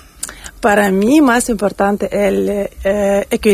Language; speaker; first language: Spanish; non-native, learner; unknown